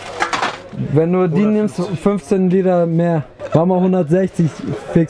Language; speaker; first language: German; early bilingual, other home language; Turkish